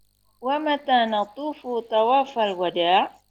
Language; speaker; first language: Arabic; non-native, learner; Indonesian